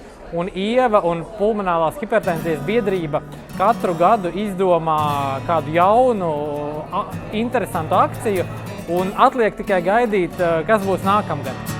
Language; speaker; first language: Latvian; native; Latvian